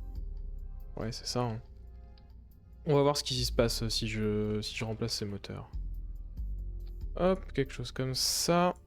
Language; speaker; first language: French; native; French